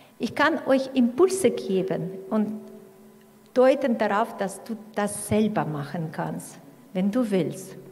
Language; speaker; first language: German; non-native, fluent; Russian